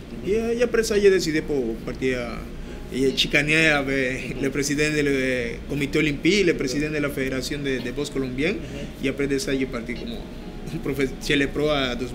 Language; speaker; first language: French; non-native, learner; Spanish